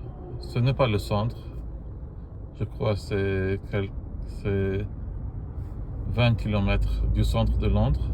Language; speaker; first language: French; non-native, fluent; Arabic